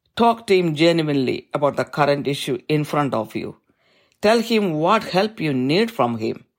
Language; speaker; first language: English; non-native, local second language; Malayalam